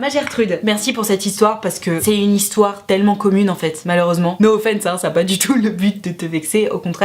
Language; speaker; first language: French; native; French